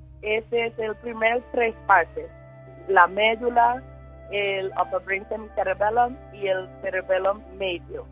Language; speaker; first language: Spanish; non-native, learner; English